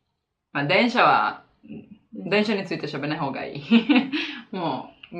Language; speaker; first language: Japanese; non-native, fluent; Italian